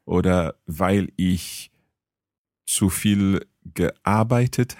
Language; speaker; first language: German; non-native, fluent; English